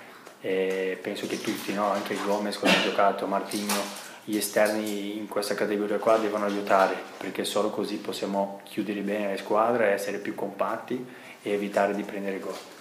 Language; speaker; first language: Italian; non-native, fluent; Portuguese